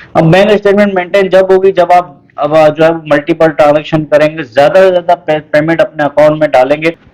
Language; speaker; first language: Urdu; native; Urdu